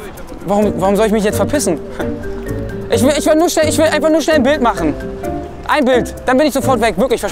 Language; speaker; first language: German; native; German